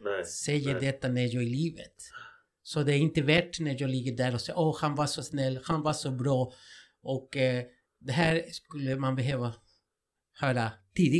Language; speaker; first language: Swedish; non-native, fluent; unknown